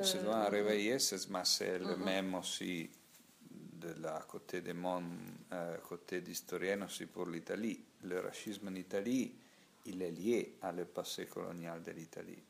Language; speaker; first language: French; non-native, learner; Italian